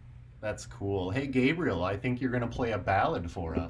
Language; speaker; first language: English; native; English